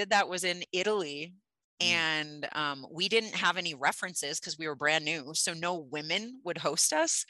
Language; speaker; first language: English; native; English